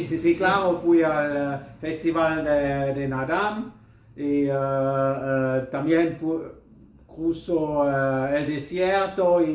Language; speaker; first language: Spanish; non-native, learner; German